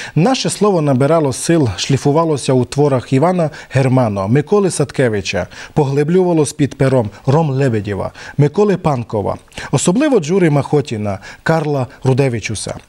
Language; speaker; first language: Ukrainian; non-native, local second language; Romany